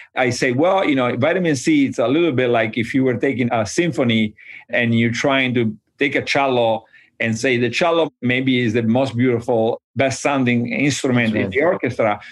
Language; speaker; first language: English; non-native, fluent; Italian